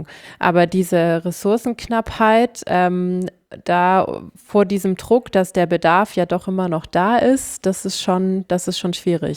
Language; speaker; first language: German; native; German